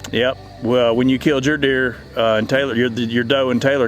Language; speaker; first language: English; native; English